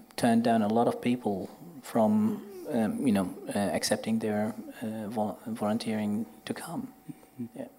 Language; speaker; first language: English; non-native, fluent; Arabic